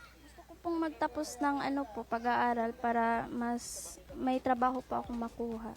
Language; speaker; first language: Filipino; non-native, local second language; Cebuano